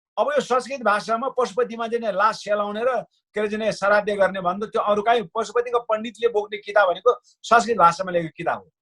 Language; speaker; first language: Nepali; non-native, local second language; Sherpa